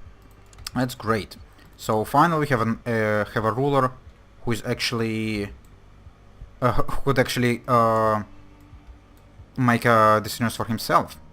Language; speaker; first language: English; non-native, fluent; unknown